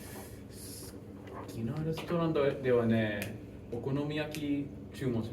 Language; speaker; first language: Japanese; non-native, fluent; English